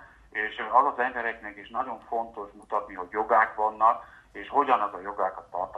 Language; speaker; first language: Hungarian; non-native, fluent; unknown